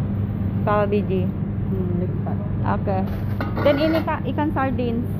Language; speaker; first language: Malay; non-native, learner; Filipino